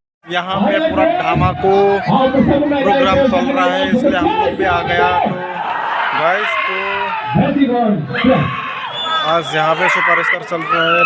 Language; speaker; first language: Hindi; non-native, local second language; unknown